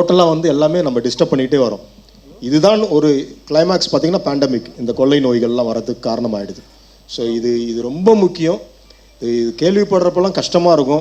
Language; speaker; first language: Tamil; native; Tamil